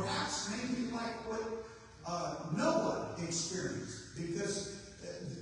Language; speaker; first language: English; native; English